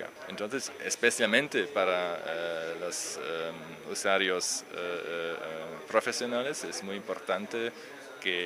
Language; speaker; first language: Spanish; non-native, learner; German